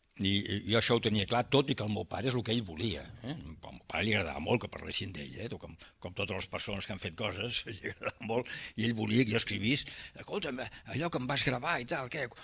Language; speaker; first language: Catalan; early bilingual, heritage; Catalan